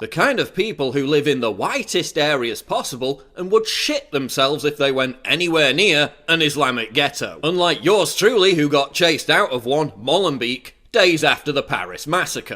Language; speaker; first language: English; native; English